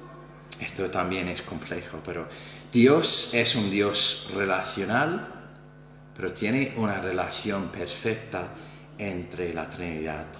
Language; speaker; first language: Spanish; non-native, fluent; English